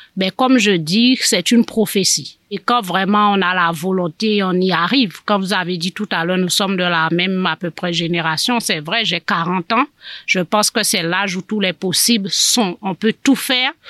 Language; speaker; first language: French; native; French